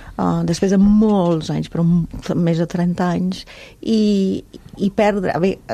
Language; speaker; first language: Catalan; non-native, fluent; German